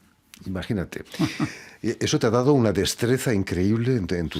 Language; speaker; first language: Spanish; native; Spanish